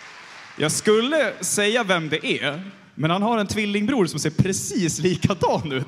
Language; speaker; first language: Swedish; native; Swedish